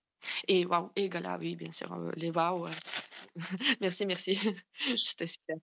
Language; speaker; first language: French; non-native, fluent; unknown